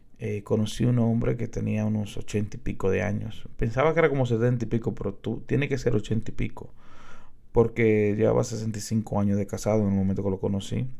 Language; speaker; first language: Spanish; native; Spanish